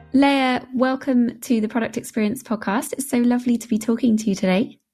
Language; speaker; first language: English; native; English